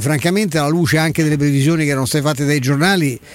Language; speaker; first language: Italian; native; Italian